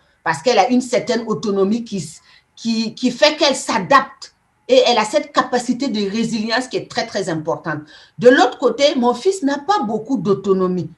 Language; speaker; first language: French; non-native, local second language; Mossi